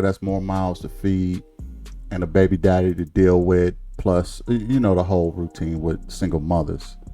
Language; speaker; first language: English; native; English